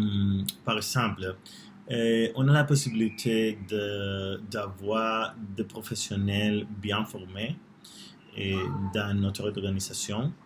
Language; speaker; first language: French; non-native, learner; Spanish